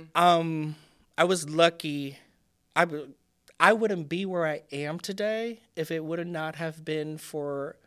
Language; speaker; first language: English; non-native, fluent; Spanish